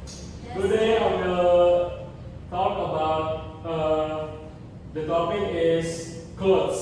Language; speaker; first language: English; non-native, learner; Indonesian